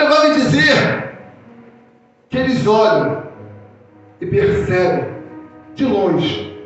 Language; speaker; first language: Portuguese; native; Portuguese